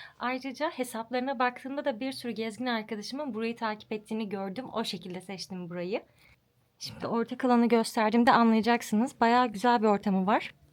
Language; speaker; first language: Turkish; native; Turkish